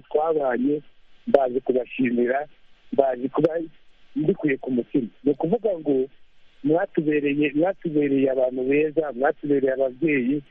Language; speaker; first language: Kinyarwanda; native; Kinyarwanda